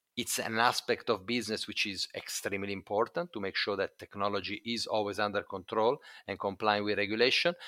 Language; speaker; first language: English; non-native, fluent; Italian